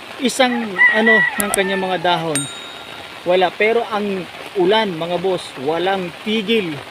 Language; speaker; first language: Filipino; non-native, local second language; Iloko